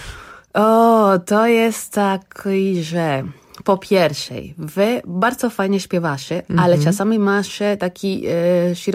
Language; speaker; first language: Polish; non-native, learner; Spanish